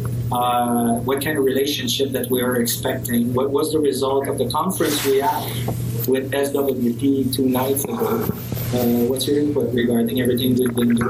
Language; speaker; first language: English; non-native, fluent; French